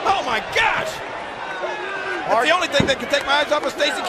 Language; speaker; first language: English; native; English